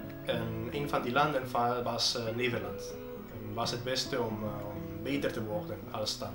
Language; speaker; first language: Dutch; non-native, fluent; Spanish